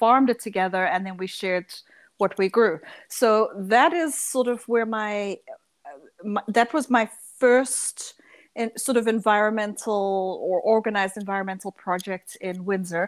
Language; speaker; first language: English; early bilingual, other home language; Dutch